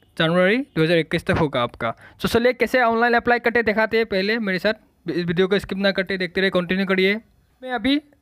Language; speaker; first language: Hindi; non-native, local second language; Assamese